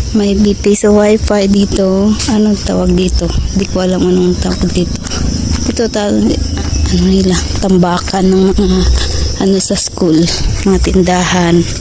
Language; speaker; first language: Filipino; non-native, local second language; Cebuano